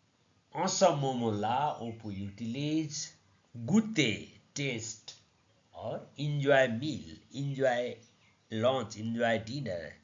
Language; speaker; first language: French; non-native, learner; Nepali